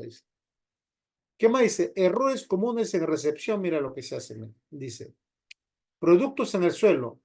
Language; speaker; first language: Spanish; native; Spanish